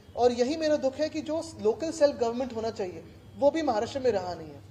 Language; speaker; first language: Hindi; non-native, local second language; Marathi